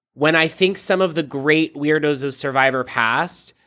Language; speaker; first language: English; native; English